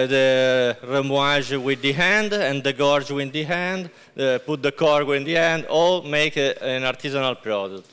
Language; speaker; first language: English; non-native, learner; Italian